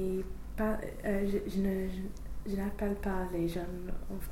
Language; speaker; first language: French; non-native, learner; English